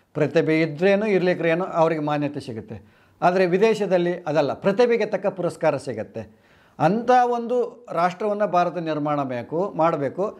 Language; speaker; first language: Kannada; non-native, local second language; Telugu